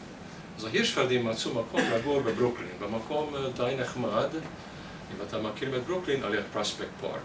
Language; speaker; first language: Hebrew; non-native, fluent; Hungarian